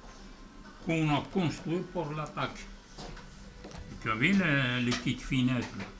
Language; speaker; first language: French; non-native, fluent; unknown